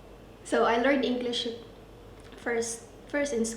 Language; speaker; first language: English; non-native, local second language; Cebuano